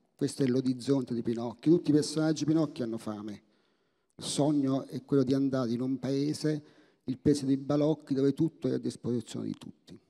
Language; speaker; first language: Italian; native; Italian